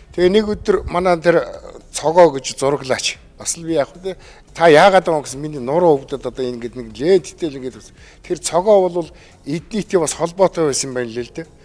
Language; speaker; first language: Mongolian; native; Mongolian